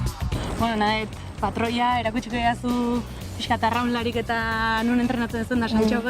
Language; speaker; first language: Basque; native; Basque